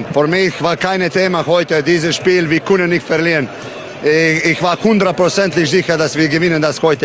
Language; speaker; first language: German; non-native, learner; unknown